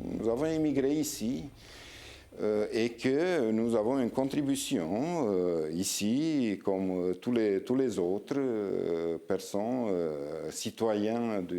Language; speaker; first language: French; non-native, fluent; Romanian